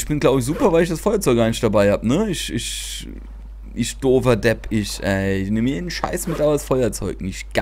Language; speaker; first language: German; native; German